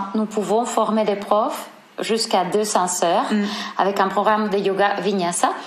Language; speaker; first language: French; non-native, fluent; Spanish